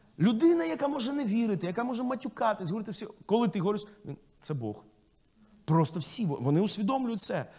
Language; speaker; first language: Ukrainian; non-native, local second language; Russian